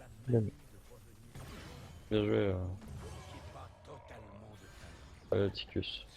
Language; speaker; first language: French; native; French